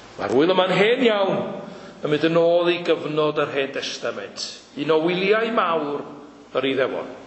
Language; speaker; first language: Welsh; native; Welsh